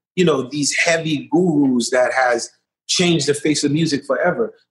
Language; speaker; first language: English; early bilingual, other home language; Haitian Creole